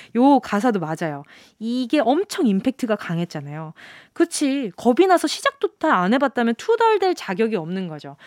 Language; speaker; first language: Korean; native; Korean